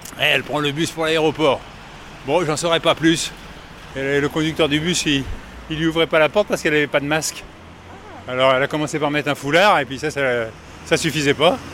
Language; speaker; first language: French; native; French